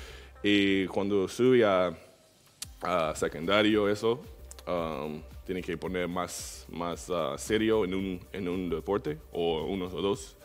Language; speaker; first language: Spanish; non-native, learner; English